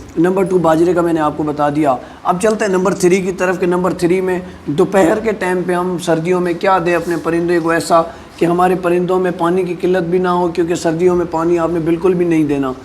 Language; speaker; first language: Urdu; non-native, local second language; Sindhi